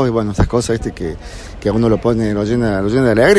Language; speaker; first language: Spanish; native; Spanish